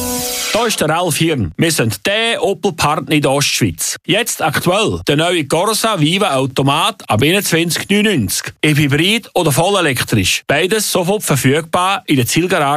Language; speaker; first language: German; native; German